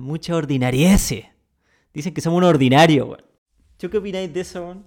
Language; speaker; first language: Spanish; native; Spanish